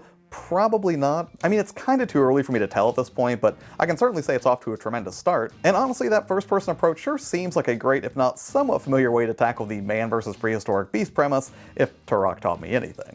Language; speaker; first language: English; native; English